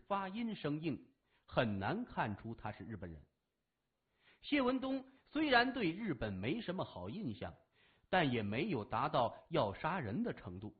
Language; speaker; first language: Chinese; native; Chinese